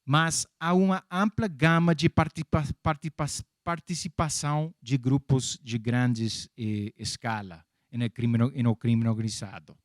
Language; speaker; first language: Portuguese; non-native, fluent; English